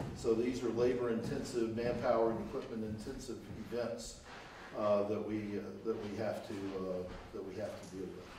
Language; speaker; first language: English; native; English